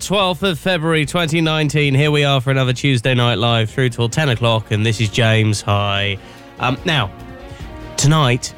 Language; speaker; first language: English; native; English